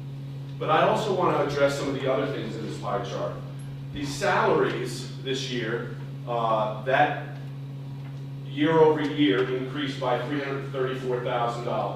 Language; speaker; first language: English; native; English